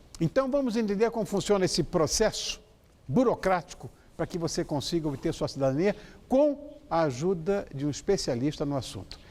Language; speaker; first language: Portuguese; native; Portuguese